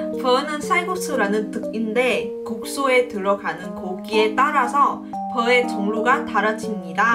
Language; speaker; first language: Korean; non-native, local second language; Vietnamese